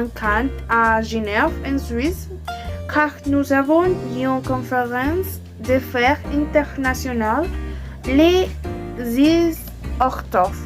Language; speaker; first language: French; non-native, learner; Spanish